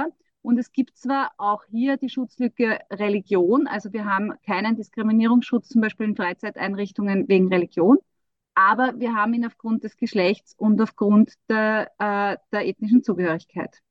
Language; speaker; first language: German; native; German